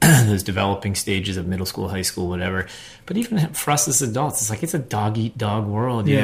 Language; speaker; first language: English; native; English